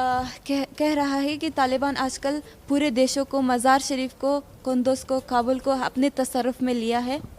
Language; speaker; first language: Hindi; non-native, fluent; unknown